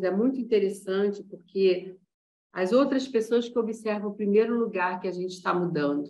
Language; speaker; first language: Portuguese; native; Portuguese